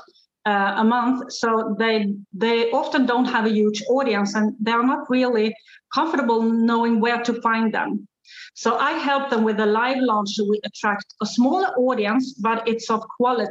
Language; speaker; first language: English; non-native, fluent; Swedish